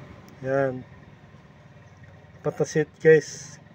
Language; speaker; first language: Filipino; native; Filipino